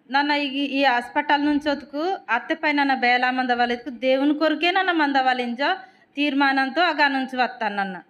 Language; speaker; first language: Telugu; non-native, local second language; Koya